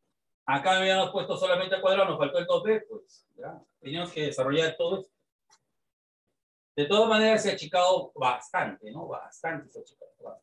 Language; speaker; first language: Spanish; native; Spanish